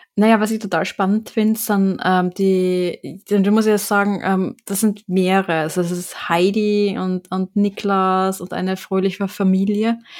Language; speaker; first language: German; native; German